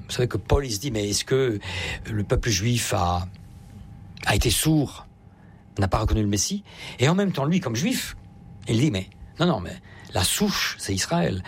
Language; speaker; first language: French; native; French